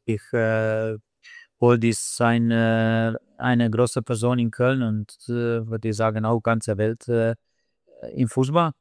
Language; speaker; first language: German; non-native, fluent; Slovenian